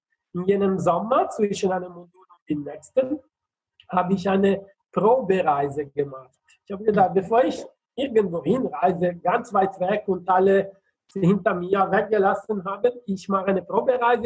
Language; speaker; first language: German; non-native, fluent; Italian